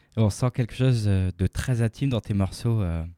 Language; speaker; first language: French; native; French